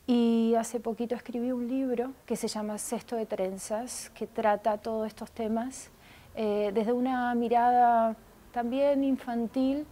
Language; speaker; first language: Spanish; early bilingual, other home language; Russian